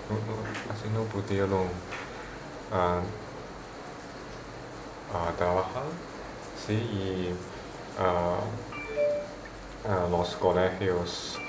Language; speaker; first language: Spanish; non-native, learner; Chinese